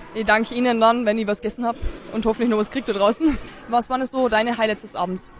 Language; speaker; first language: German; native; German